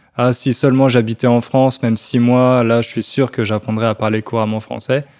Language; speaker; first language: French; native; French